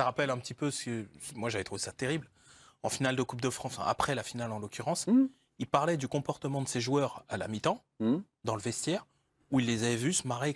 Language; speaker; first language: French; native; French